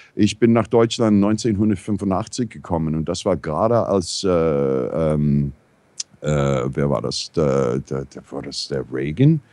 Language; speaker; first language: German; non-native, fluent; English